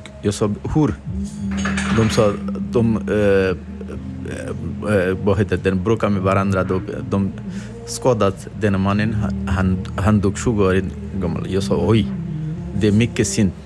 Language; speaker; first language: Swedish; non-native, learner; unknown